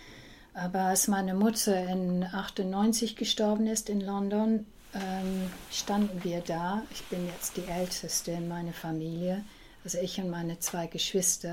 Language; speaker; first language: German; early bilingual, heritage; English